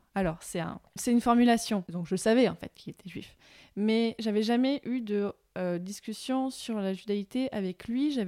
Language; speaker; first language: French; native; French